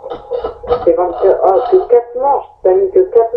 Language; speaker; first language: French; native; French